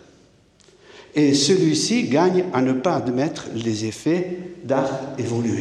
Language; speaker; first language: French; native; French